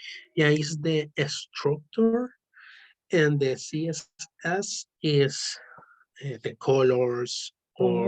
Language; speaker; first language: English; non-native, learner; Spanish